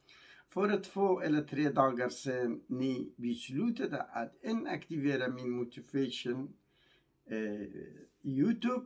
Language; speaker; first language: Swedish; non-native, learner; Kurdish